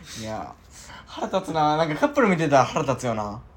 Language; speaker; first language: Japanese; native; Japanese